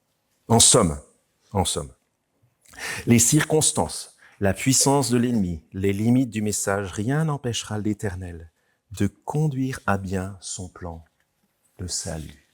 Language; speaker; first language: French; native; French